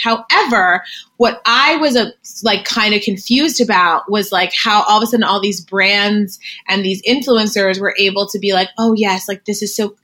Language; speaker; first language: English; native; English